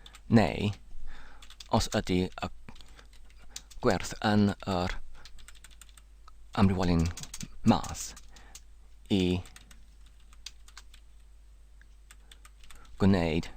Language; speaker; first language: Welsh; non-native, learner; English